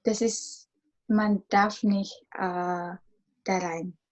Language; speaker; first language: German; non-native, learner; Indonesian